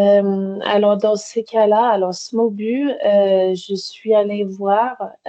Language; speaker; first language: French; native; French